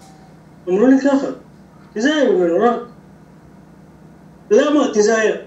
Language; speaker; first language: Hebrew; non-native, local second language; Arabic